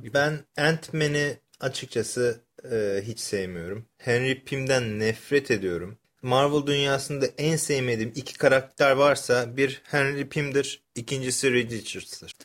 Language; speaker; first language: Turkish; early bilingual, other home language; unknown